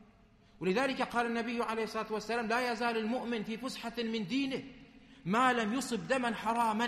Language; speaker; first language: Arabic; native; Arabic